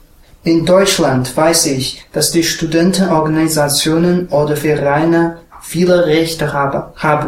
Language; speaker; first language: German; non-native, learner; Chinese